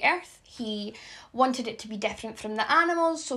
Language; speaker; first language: English; native; English